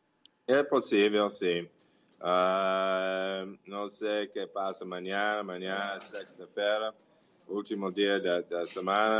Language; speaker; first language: Portuguese; non-native, learner; English